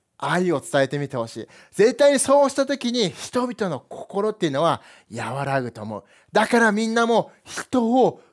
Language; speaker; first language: Japanese; early bilingual, heritage; Japanese